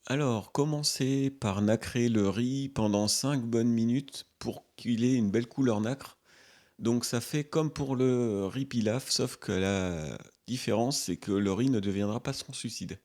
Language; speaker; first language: French; native; French